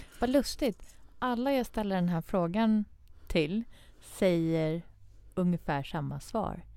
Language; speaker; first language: Swedish; early bilingual, other home language; Persian